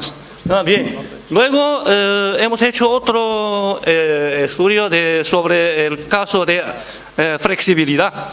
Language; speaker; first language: Spanish; non-native, fluent; Chinese